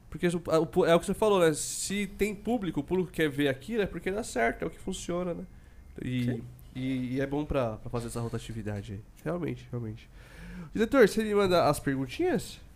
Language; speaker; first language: Portuguese; native; Portuguese